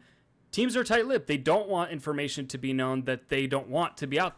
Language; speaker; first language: English; native; English